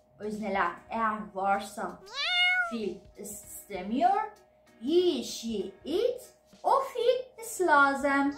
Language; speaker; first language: Turkish; non-native, fluent; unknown